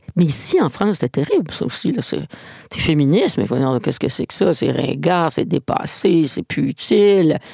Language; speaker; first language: French; native; French